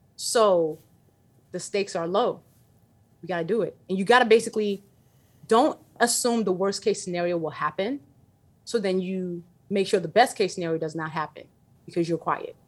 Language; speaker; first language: English; early bilingual, other home language; Yoruba